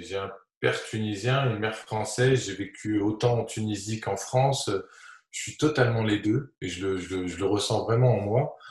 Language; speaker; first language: French; native; French